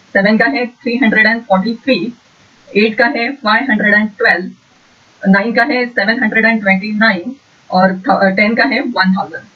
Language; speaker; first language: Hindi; non-native, local second language; Marathi